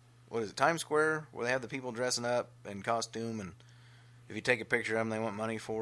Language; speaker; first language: English; native; English